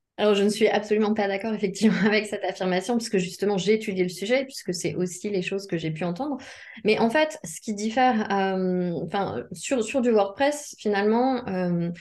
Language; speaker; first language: French; native; French